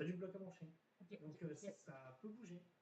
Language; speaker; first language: French; native; French